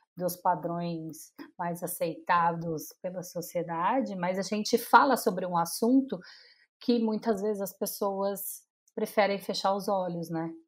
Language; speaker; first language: Portuguese; native; Portuguese